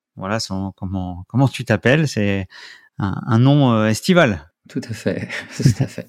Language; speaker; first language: French; native; French